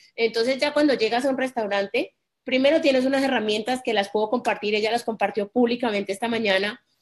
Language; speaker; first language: Spanish; native; Spanish